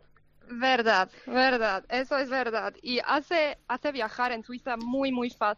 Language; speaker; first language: Spanish; non-native, fluent; German